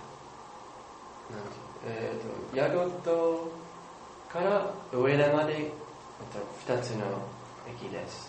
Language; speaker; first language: Japanese; non-native, learner; English